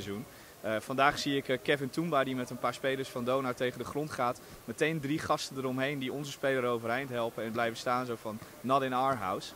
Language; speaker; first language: Dutch; native; Dutch